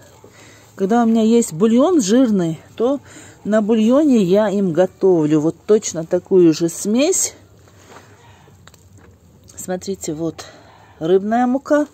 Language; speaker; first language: Russian; non-native, local second language; Ingush